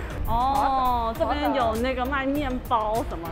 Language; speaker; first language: Chinese; native; Chinese